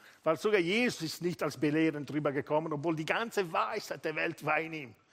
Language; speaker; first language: German; non-native, fluent; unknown